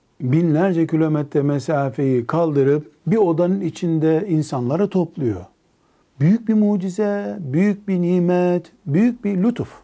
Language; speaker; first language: Turkish; native; Turkish